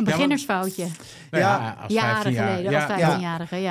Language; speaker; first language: Dutch; native; Dutch